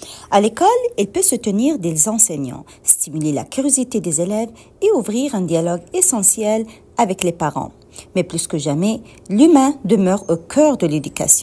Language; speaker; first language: French; native; French